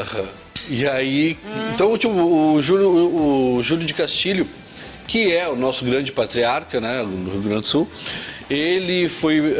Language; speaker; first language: Portuguese; native; Portuguese